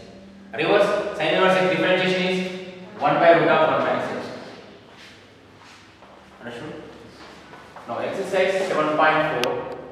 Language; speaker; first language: English; non-native, local second language; Kannada